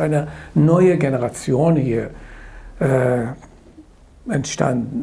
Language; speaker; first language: German; non-native, fluent; Persian